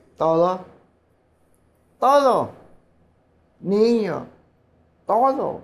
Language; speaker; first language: Spanish; non-native, local second language; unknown